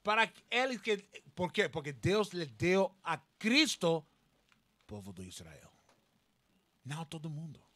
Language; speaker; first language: Portuguese; non-native, learner; Spanish